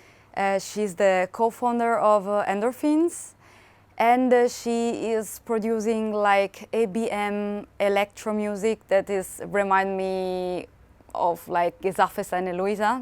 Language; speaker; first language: English; non-native, fluent; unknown